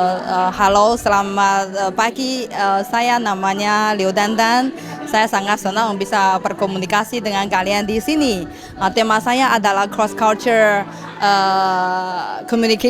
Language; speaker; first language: Indonesian; non-native, fluent; Chinese